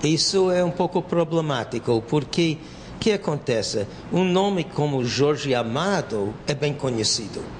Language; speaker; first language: Portuguese; non-native, fluent; English